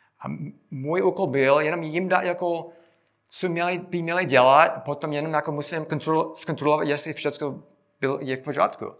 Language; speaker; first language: Czech; non-native, fluent; English